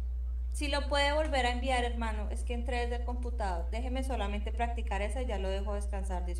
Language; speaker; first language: Spanish; native; Spanish